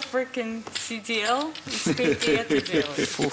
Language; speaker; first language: Russian; early bilingual, heritage; English